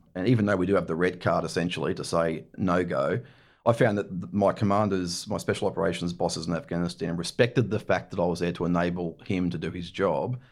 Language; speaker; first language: English; native; English